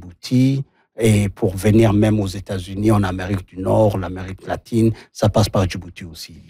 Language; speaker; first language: French; non-native, local second language; Somali